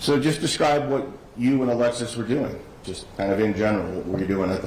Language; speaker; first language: English; native; English